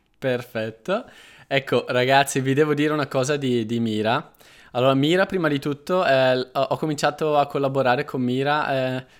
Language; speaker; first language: Italian; native; Italian